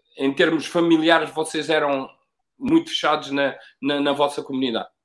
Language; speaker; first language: Portuguese; native; Portuguese